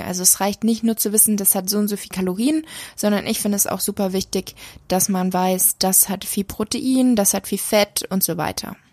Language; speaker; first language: German; native; German